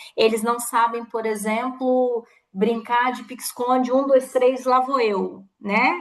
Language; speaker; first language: Portuguese; native; Portuguese